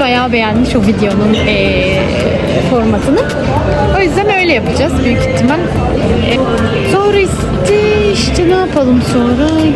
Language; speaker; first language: Turkish; non-native, learner; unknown